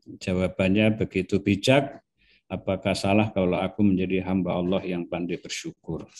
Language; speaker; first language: Indonesian; non-native, local second language; Javanese